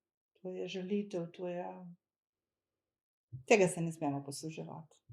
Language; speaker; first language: Slovenian; early bilingual, other home language; Croatian